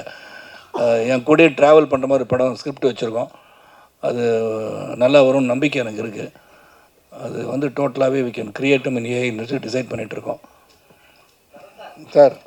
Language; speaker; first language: Tamil; native; Tamil